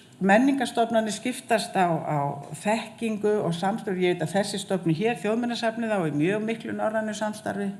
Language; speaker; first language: Icelandic; native; Icelandic